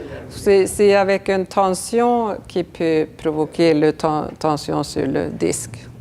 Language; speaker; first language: French; non-native, fluent; Swedish